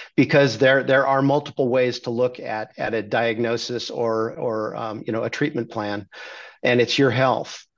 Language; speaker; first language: English; native; English